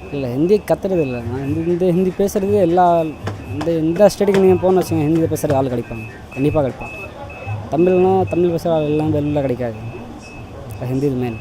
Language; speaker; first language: Tamil; non-native, learner; Hindi